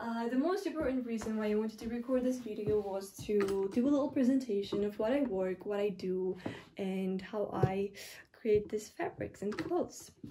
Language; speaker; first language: English; non-native, fluent; Georgian